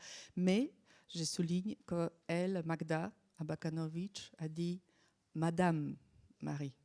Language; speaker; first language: French; non-native, fluent; Polish